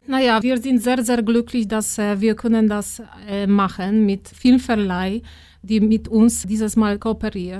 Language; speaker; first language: German; non-native, fluent; Polish